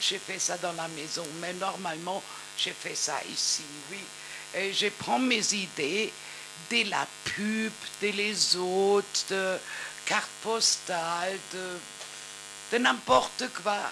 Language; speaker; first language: French; non-native, learner; German